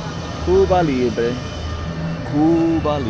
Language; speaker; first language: Spanish; non-native, learner; English